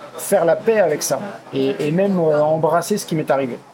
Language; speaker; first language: French; native; French